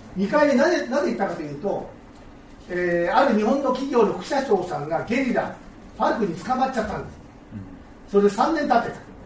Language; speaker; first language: Japanese; native; Japanese